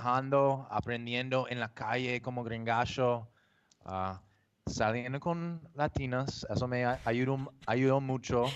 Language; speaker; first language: Spanish; non-native, fluent; English